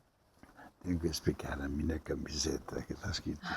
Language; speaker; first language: Portuguese; non-native, fluent; Italian